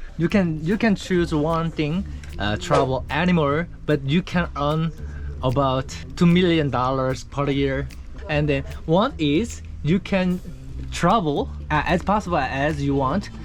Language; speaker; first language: English; non-native, learner; Korean